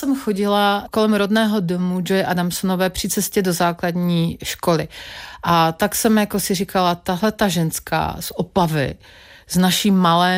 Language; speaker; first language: Czech; native; Czech